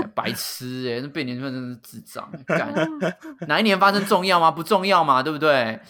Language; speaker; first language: Chinese; non-native, local second language; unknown